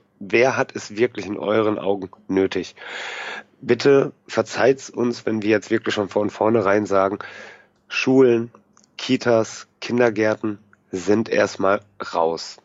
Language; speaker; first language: German; native; German